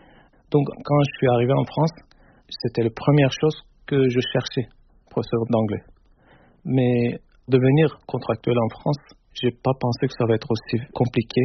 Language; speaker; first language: French; non-native, fluent; Turkish